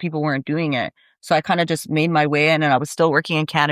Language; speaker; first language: English; native; English